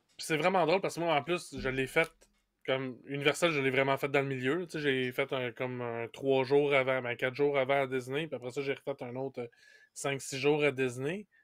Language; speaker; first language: French; native; French